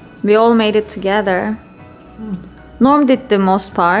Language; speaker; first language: English; non-native, fluent; Turkish